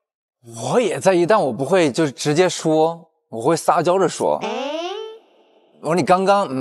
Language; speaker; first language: Chinese; native; Chinese